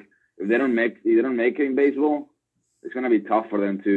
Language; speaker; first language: English; non-native, fluent; Spanish